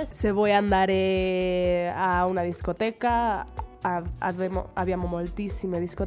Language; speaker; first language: Italian; non-native, fluent; Spanish